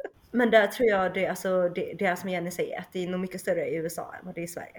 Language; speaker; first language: Swedish; early bilingual, other home language; Chinese